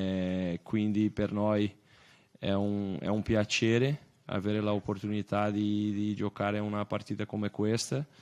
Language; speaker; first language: Italian; non-native, fluent; Portuguese